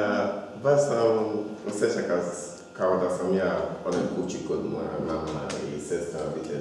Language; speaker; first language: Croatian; non-native, learner; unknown